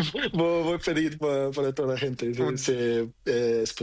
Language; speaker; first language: Spanish; non-native, learner; Portuguese